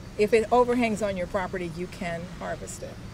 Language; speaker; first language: English; native; English